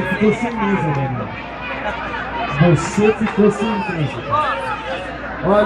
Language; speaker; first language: Portuguese; native; Portuguese